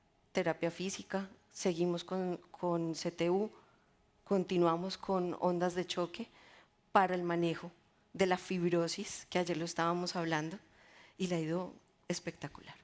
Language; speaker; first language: Spanish; native; Spanish